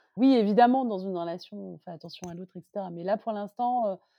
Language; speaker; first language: French; native; French